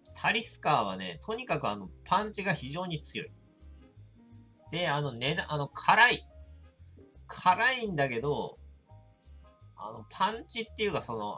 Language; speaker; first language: Japanese; native; Japanese